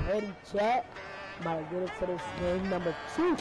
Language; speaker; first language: English; native; English